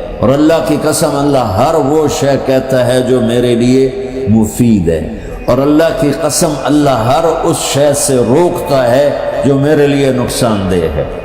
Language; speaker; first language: Urdu; non-native, local second language; Punjabi